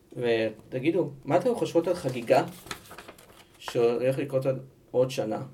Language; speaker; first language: Hebrew; native; Hebrew